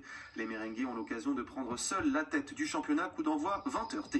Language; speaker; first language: French; native; French